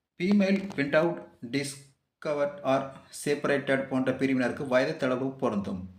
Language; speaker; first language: Tamil; native; Tamil